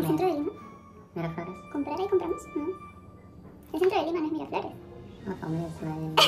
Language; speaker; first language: Spanish; native; Spanish